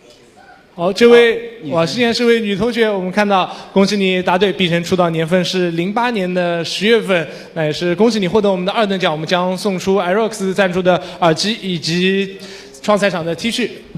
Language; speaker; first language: Chinese; native; Chinese